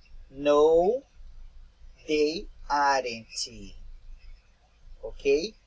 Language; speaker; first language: English; non-native, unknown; Portuguese